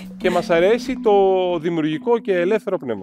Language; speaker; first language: Greek; native; Greek